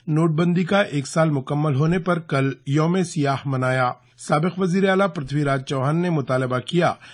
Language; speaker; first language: Urdu; native; Urdu